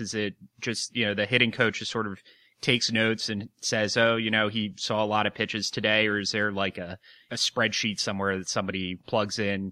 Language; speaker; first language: English; native; English